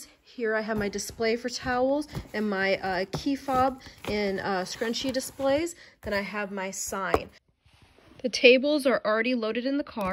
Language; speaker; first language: English; native; English